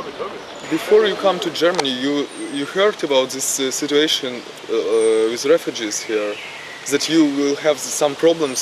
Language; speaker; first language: English; non-native, learner; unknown